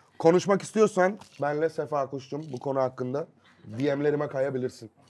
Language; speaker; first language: Turkish; early bilingual, heritage; Turkish